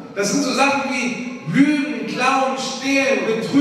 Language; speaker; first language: German; native; German